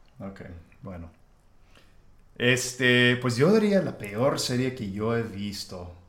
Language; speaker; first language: Spanish; non-native, fluent; English